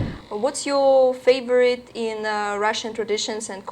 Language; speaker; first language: English; non-native, learner; Russian